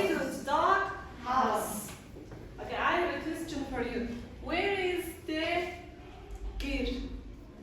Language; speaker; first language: English; non-native, fluent; Mongolian